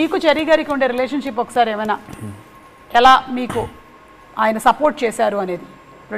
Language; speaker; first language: Telugu; native; Telugu